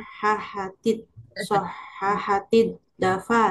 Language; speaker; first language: Arabic; non-native, learner; Indonesian